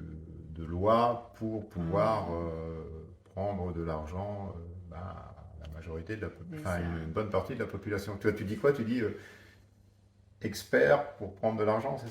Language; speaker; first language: French; native; French